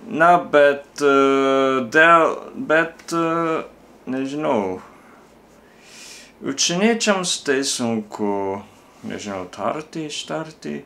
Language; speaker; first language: Lithuanian; non-native, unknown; Japanese